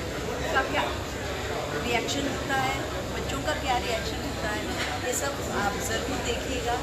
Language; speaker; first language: Hindi; native; Hindi